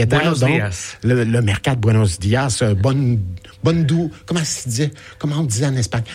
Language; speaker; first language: French; native; French